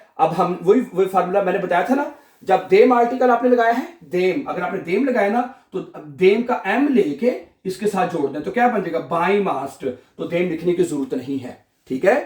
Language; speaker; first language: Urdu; native; Urdu